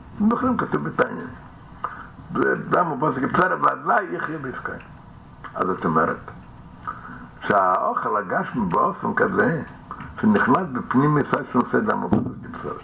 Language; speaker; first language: Hebrew; non-native, fluent; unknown